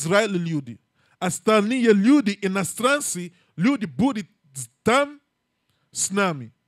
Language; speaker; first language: Russian; non-native, learner; English